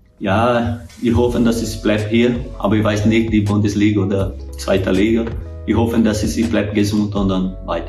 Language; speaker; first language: German; non-native, learner; Portuguese